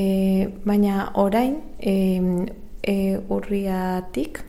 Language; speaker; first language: Basque; non-native, learner; Spanish